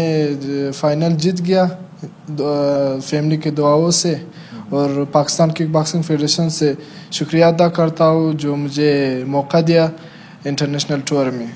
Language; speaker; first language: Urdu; non-native, local second language; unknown